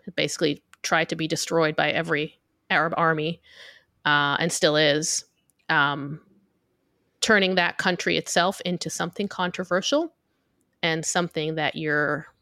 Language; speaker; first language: English; early bilingual, other home language; Hebrew